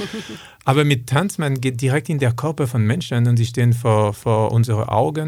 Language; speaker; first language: German; non-native, learner; French